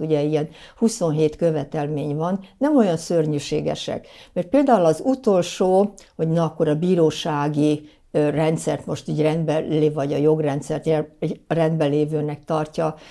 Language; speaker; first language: Hungarian; native; Hungarian